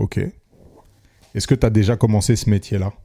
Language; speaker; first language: French; native; French